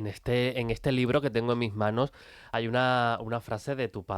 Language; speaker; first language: Spanish; native; Spanish